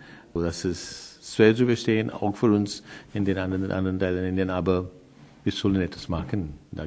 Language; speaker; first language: German; non-native, learner; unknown